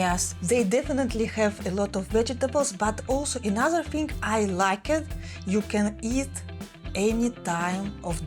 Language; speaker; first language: English; non-native, fluent; Russian